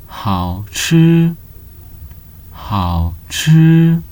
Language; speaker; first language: Chinese; non-native, fluent; Nepali